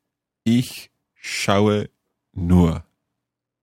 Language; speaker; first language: German; non-native, learner; English